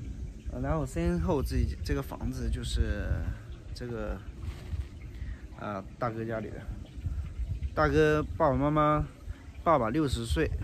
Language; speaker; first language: Chinese; native; Chinese